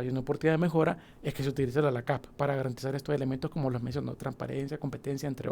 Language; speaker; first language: Spanish; native; Spanish